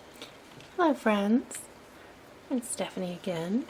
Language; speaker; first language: English; native; English